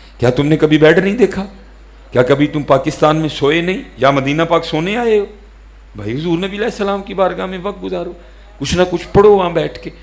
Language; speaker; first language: Urdu; non-native, local second language; Punjabi